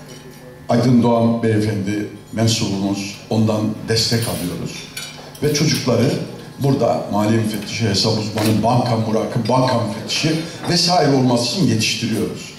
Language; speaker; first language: Turkish; native; Turkish